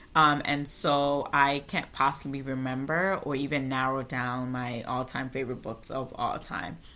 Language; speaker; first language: English; native; English